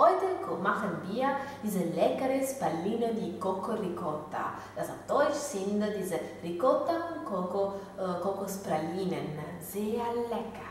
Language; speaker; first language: German; non-native, learner; Italian